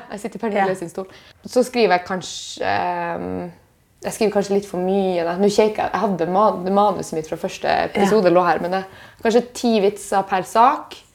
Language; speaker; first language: Norwegian; native; Norwegian